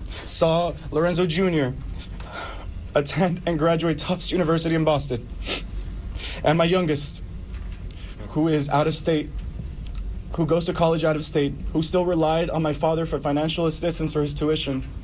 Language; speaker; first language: English; early bilingual, other home language; Spanish